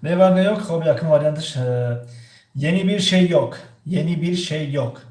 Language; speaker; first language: Turkish; non-native, fluent; Tajik